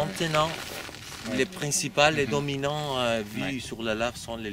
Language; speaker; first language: French; non-native, learner; Spanish